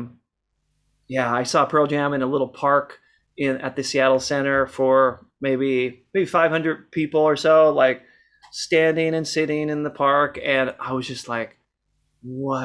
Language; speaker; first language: English; native; English